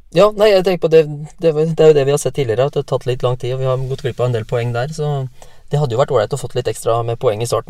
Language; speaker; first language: Norwegian; native; Norwegian